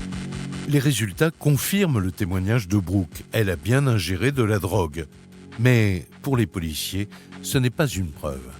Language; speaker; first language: French; native; French